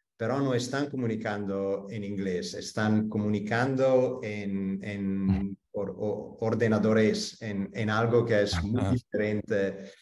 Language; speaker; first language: Spanish; non-native, fluent; Italian